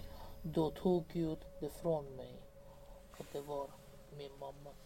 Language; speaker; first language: Swedish; non-native, learner; Persian